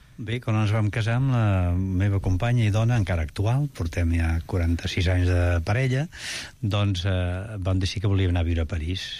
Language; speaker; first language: Catalan; native; Catalan